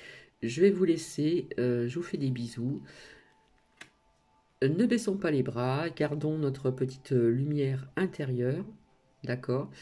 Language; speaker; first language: French; native; French